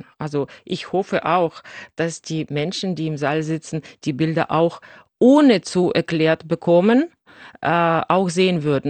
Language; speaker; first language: German; non-native, fluent; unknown